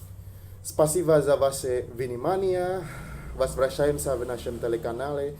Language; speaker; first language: Russian; non-native, learner; Indonesian